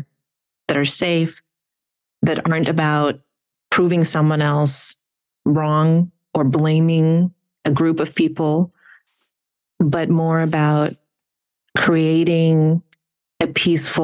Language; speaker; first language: English; non-native, fluent; Russian